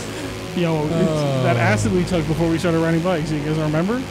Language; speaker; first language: English; native; English